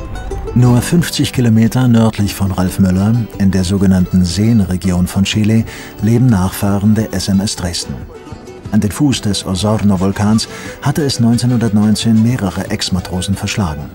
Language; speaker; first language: German; native; German